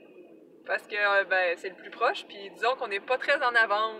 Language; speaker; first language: French; native; French